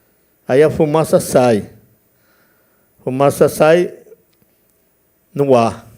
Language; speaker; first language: Portuguese; non-native, local second language; Yanomámi